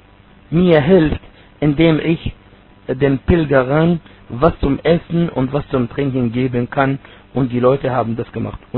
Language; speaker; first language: German; non-native, fluent; Arabic